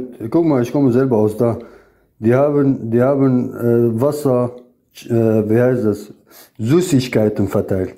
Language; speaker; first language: German; non-native, fluent; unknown